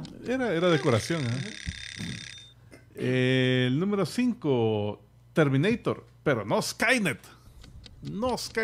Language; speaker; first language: Spanish; native; Spanish